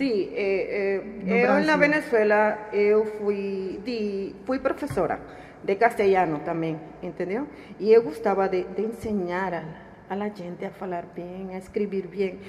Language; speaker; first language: Portuguese; non-native, learner; Spanish